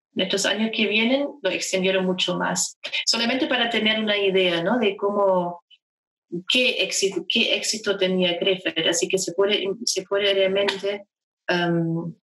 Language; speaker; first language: Spanish; non-native, fluent; German